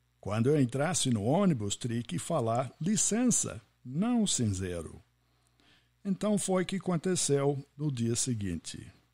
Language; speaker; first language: Portuguese; non-native, fluent; English